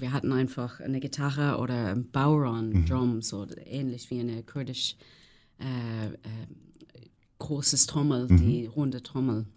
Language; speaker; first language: German; non-native, learner; English